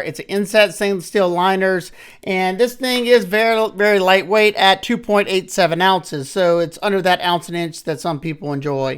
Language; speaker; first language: English; native; English